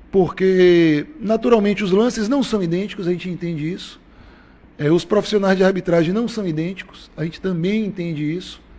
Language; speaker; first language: Portuguese; native; Portuguese